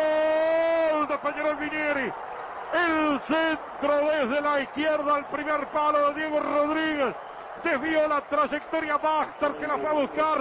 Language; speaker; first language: Spanish; native; Spanish